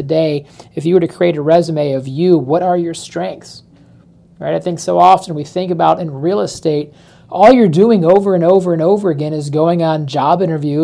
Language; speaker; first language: English; native; English